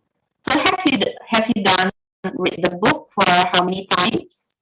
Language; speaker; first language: English; non-native, learner; Indonesian